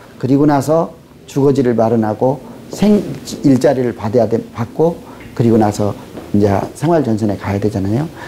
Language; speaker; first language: Korean; native; Korean